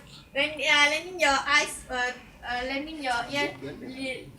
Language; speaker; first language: English; non-native, learner; Malay